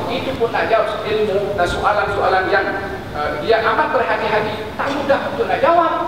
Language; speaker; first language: Malay; native; Malay